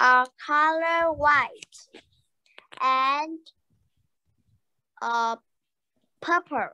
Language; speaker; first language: English; non-native, learner; Vietnamese